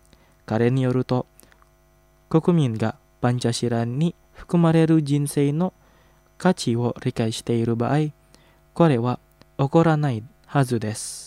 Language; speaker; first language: Japanese; non-native, fluent; Indonesian